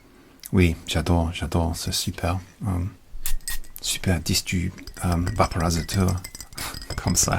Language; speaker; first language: French; non-native, learner; English